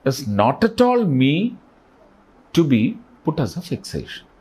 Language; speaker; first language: English; non-native, local second language; Malayalam